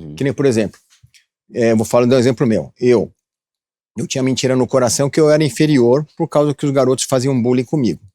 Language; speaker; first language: Portuguese; early bilingual, other home language; Japanese